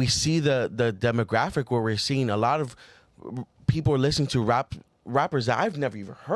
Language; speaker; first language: English; native; English